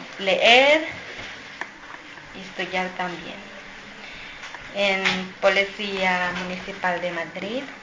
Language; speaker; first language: Spanish; non-native, learner; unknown